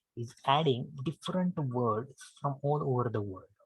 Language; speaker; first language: English; non-native, local second language; Marathi